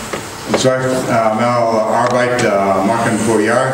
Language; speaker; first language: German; non-native, learner; English